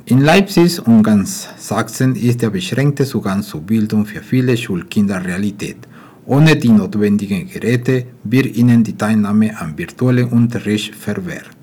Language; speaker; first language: German; non-native, fluent; Spanish